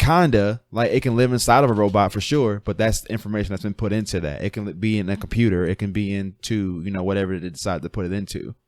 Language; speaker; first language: English; native; English